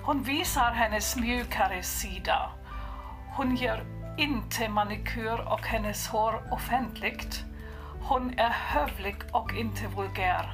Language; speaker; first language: Swedish; non-native, fluent; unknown